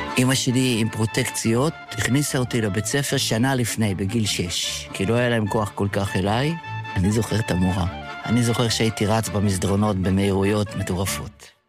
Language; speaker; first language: Hebrew; early bilingual, other home language; Yiddish